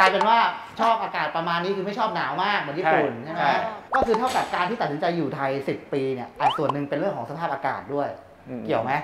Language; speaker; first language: Thai; native; Thai